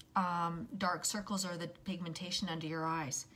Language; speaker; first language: English; native; English